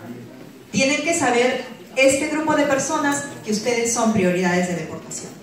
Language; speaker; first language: Spanish; native; Spanish